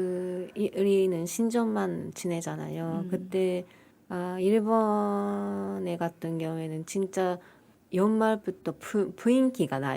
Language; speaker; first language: Korean; non-native, fluent; Japanese